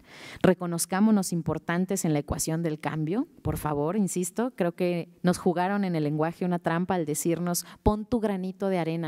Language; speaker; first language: Spanish; native; Spanish